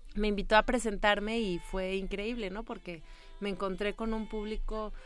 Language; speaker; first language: Spanish; native; Spanish